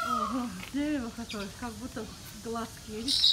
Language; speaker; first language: Russian; non-native, fluent; Azerbaijani